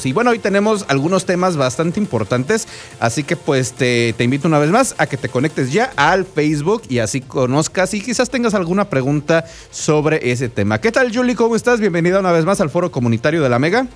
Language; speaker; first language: Spanish; native; Spanish